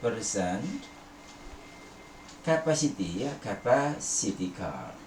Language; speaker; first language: English; non-native, fluent; Indonesian